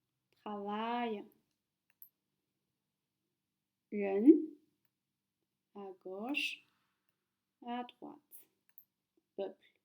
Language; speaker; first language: French; non-native, fluent; Chinese